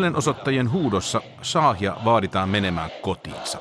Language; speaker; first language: Finnish; native; Finnish